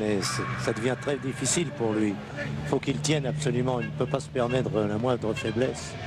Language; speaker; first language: French; native; French